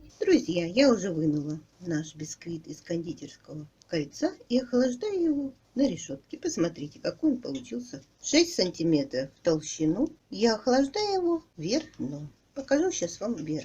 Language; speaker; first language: Russian; native; Russian